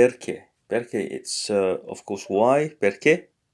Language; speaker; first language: Italian; non-native, fluent; English